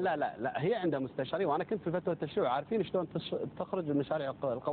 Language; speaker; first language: Arabic; native; Arabic